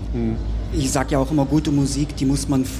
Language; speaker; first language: German; native; German